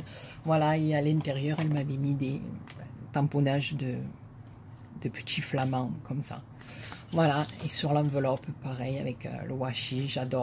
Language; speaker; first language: French; native; French